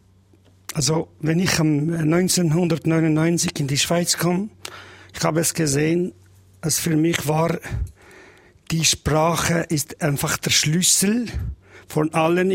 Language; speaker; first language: German; non-native, learner; Albanian